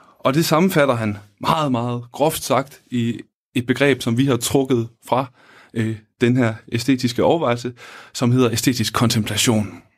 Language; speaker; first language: Danish; native; Danish